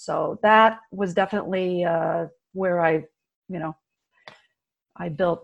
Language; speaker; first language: English; early bilingual, other home language; French